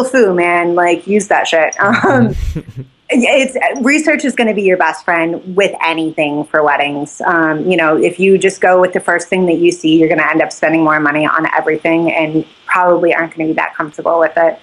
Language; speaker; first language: English; native; English